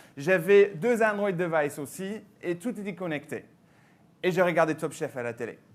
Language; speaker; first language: French; non-native, fluent; English